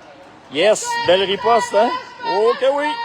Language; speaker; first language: French; native; French